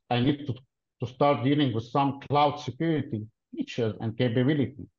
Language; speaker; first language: English; non-native, fluent; Arabic